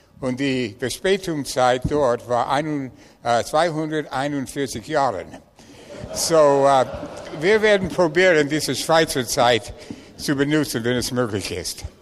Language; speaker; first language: German; non-native, learner; English